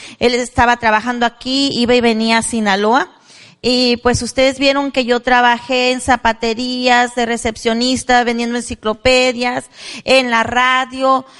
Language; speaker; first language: Spanish; native; Spanish